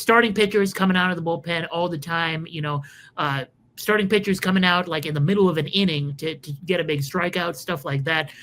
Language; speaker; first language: English; native; English